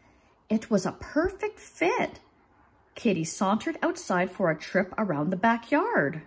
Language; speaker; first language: English; native; English